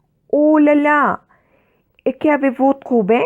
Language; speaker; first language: French; non-native, learner; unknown